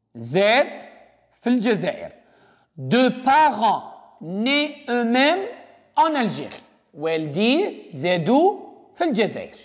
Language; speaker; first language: French; non-native, local second language; Arabic